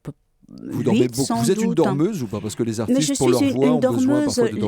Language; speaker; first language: French; early bilingual, other home language; Greek